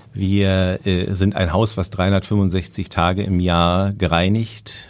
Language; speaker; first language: German; native; German